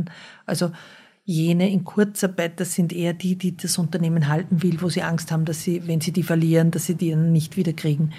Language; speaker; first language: German; native; German